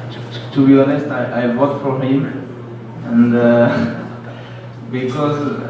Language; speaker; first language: English; non-native, learner; French